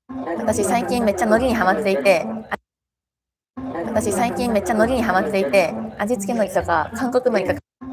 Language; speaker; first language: Japanese; native; Japanese